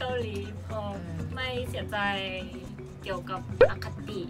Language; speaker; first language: Thai; non-native, learner; Korean